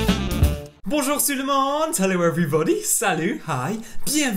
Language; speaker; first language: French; non-native, fluent; English